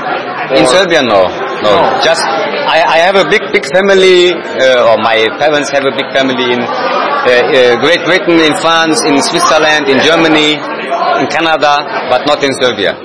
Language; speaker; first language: English; non-native, learner; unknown